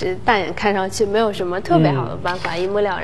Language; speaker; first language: Chinese; native; Chinese